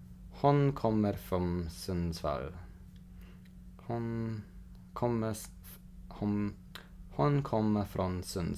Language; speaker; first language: Swedish; non-native, learner; English